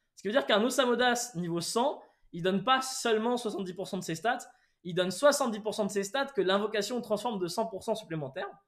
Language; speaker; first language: French; native; French